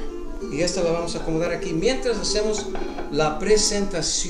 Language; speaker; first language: Spanish; early bilingual, other home language; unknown